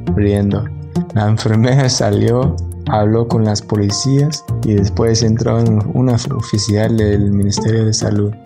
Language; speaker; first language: Spanish; non-native, fluent; English